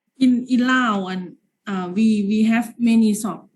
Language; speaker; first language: English; non-native, learner; Lao